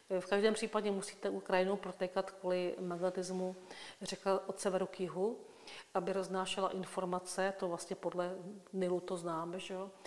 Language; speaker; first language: Czech; native; Czech